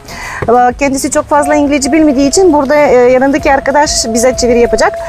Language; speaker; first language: Turkish; non-native, fluent; Bulgarian